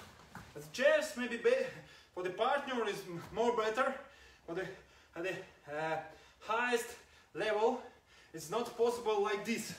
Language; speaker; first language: English; non-native, learner; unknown